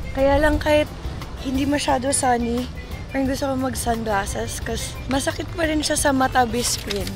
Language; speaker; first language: Filipino; non-native, local second language; Cebuano